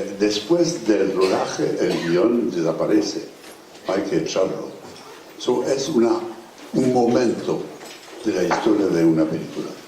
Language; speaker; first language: Spanish; non-native, fluent; French